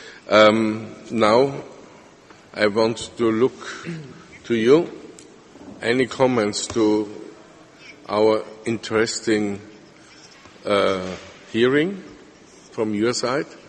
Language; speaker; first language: English; non-native, fluent; German